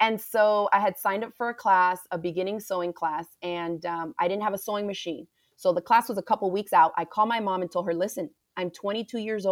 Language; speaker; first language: English; native; English